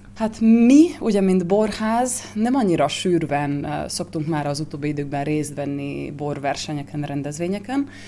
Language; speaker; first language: Hungarian; native; Hungarian